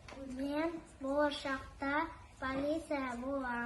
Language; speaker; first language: Kazakh; non-native, learner; Russian